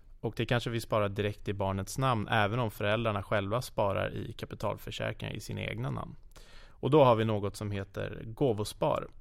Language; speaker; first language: Swedish; native; Swedish